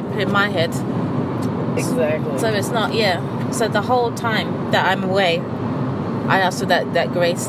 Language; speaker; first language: English; native; English